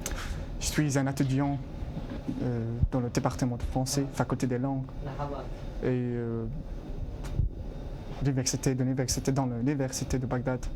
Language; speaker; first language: French; non-native, learner; Arabic